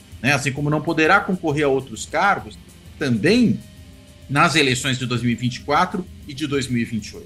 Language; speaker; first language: Portuguese; native; Portuguese